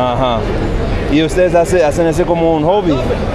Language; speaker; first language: Spanish; non-native, fluent; English